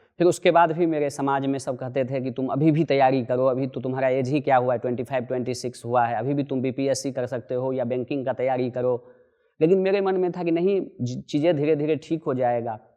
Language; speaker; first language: Hindi; non-native, local second language; Maithili